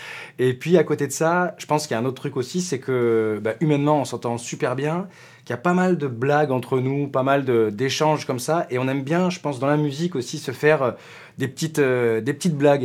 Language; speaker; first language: French; native; French